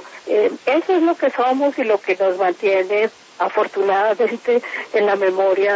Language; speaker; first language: Spanish; native; Spanish